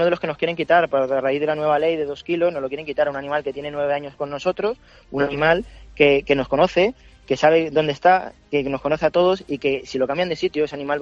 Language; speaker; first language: Spanish; native; Spanish